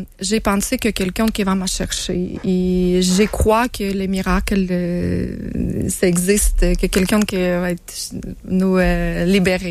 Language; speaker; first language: French; non-native, learner; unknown